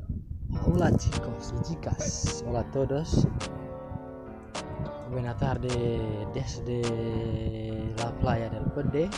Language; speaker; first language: Spanish; non-native, learner; Indonesian